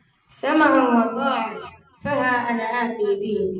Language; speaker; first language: Arabic; non-native, learner; Urdu